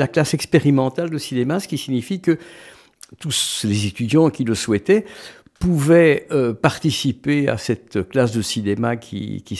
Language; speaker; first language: French; native; French